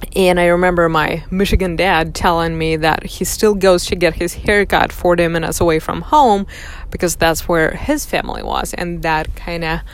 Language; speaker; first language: English; non-native, fluent; Russian